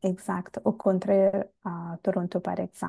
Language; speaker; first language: French; non-native, fluent; Bangla